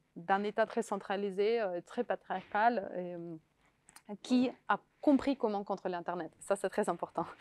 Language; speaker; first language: French; non-native, fluent; Russian